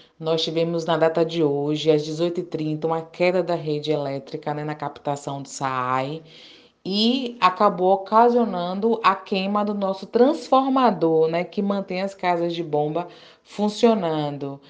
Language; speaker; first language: Portuguese; native; Portuguese